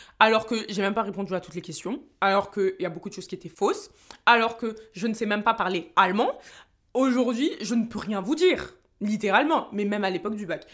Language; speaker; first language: French; native; French